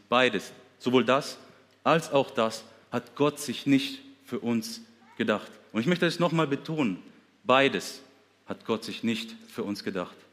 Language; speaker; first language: German; early bilingual, other home language; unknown